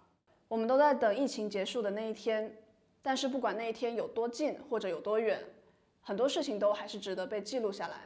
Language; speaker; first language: Chinese; native; Chinese